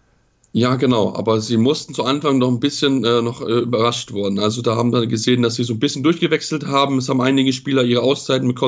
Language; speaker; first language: German; native; German